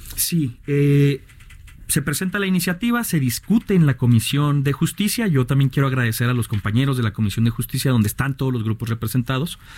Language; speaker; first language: Spanish; native; Spanish